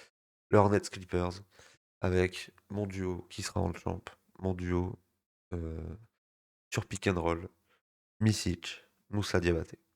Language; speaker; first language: French; native; French